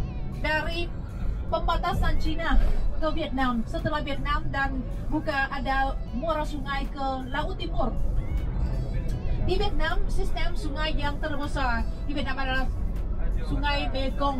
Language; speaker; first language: Indonesian; non-native, fluent; Vietnamese